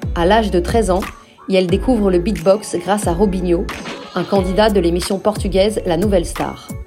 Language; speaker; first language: French; native; French